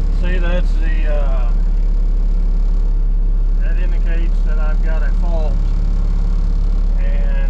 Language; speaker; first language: English; native; English